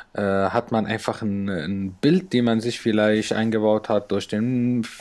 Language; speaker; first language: German; non-native, fluent; Arabic